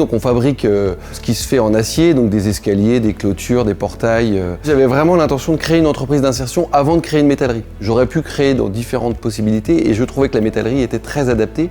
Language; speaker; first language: French; native; French